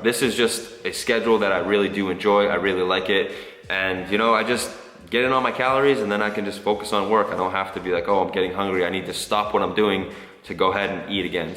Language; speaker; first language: English; native; English